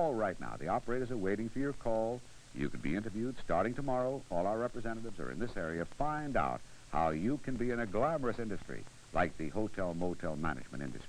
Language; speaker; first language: English; native; English